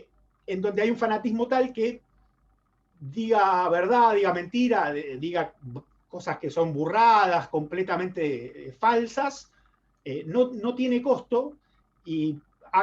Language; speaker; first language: Spanish; native; Spanish